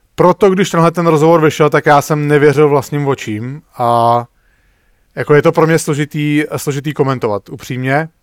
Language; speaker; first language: Czech; native; Czech